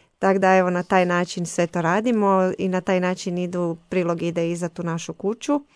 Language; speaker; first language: Croatian; native; Croatian